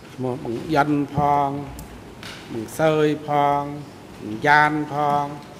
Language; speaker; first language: Khmer; non-native, local second language; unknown